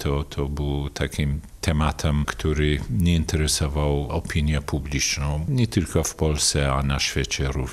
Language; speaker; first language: Polish; non-native, fluent; Kurdish